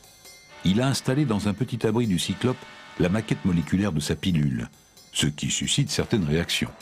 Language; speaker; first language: French; native; French